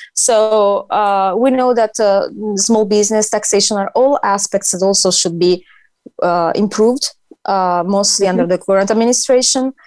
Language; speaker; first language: English; non-native, fluent; Italian